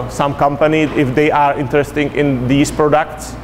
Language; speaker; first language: English; non-native, fluent; Czech